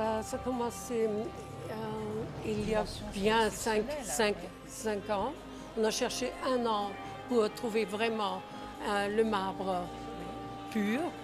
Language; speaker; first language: French; non-native, fluent; Czech